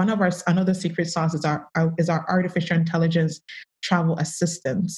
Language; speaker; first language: English; native; English